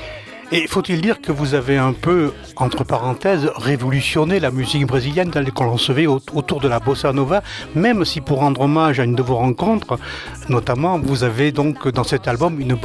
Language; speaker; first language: French; native; French